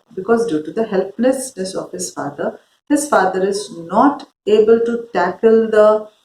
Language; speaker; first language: English; non-native, local second language; Hindi